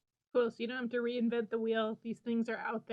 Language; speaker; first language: English; native; English